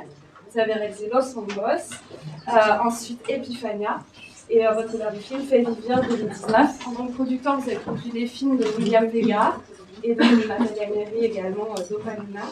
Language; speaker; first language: French; native; French